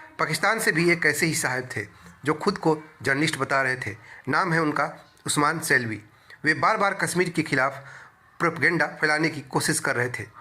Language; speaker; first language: Hindi; native; Hindi